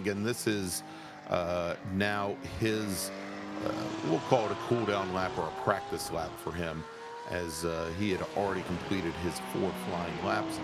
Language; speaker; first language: English; native; English